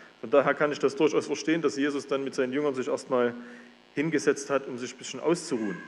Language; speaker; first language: German; native; German